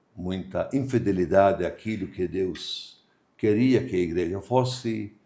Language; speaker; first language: Portuguese; non-native, fluent; Maltese